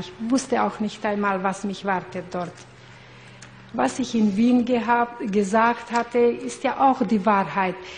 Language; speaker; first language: German; non-native, learner; Hungarian